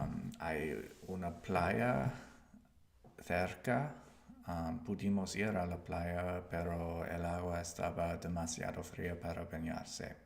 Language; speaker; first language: Spanish; non-native, learner; English